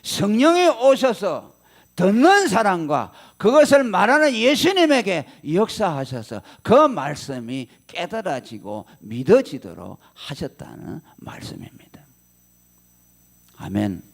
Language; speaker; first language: Korean; native; Korean